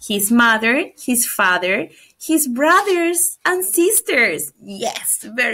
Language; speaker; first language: English; non-native, fluent; Spanish